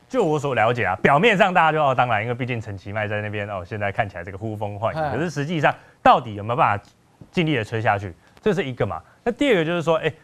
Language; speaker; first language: Chinese; native; Chinese